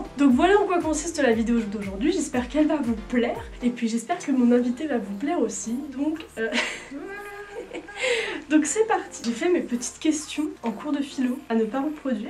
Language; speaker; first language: French; native; French